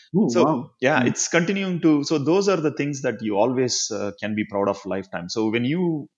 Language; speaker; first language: English; non-native, local second language; Tamil